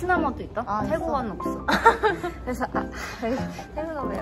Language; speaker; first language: Korean; non-native, fluent; Thai